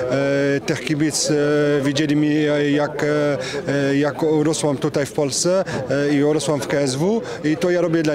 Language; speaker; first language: Polish; non-native, fluent; French